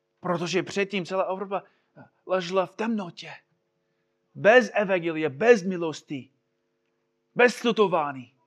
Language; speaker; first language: Czech; non-native, fluent; English